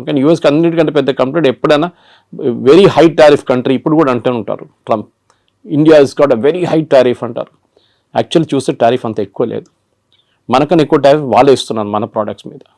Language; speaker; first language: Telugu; non-native, local second language; Malayalam